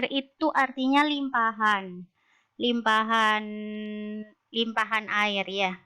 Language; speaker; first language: Indonesian; native; Indonesian